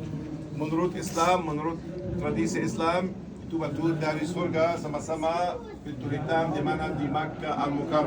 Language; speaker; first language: Indonesian; non-native, fluent; Arabic